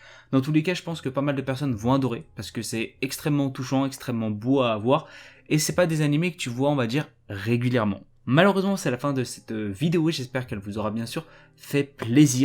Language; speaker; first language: French; native; French